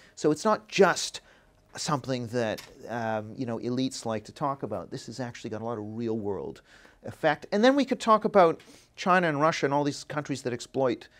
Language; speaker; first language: English; native; English